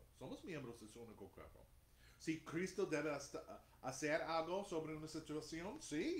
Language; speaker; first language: Spanish; non-native, fluent; English